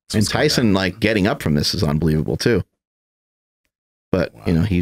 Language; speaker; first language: English; native; English